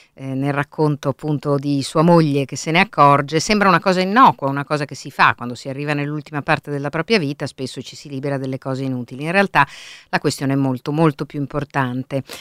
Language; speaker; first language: Italian; native; Italian